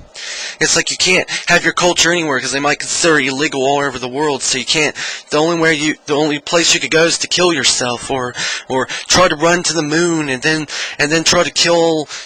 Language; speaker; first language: English; native; English